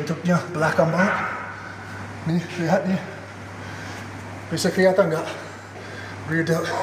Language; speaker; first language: Indonesian; non-native, fluent; English